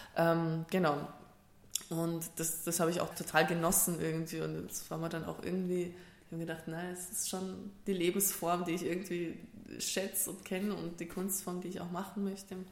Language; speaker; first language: German; early bilingual, other home language; Russian